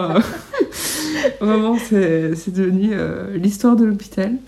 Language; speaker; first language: French; native; French